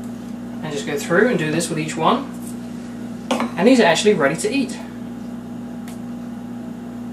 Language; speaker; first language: English; native; English